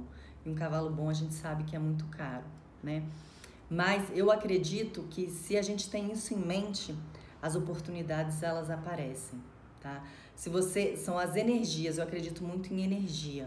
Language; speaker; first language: Portuguese; native; Portuguese